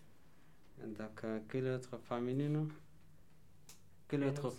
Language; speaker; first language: French; non-native, learner; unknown